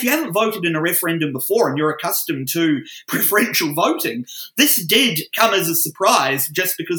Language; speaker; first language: English; native; English